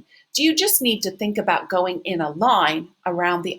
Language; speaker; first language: English; native; English